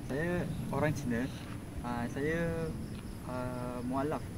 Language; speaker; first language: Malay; non-native, local second language; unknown